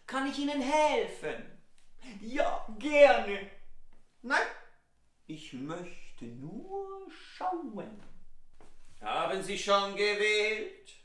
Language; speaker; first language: German; non-native, fluent; Italian